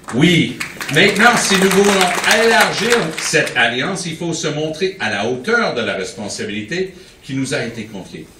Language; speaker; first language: French; early bilingual, heritage; French